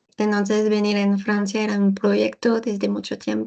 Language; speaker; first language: Spanish; non-native, learner; French